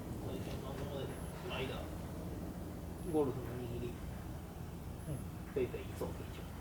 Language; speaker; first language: Japanese; native; Japanese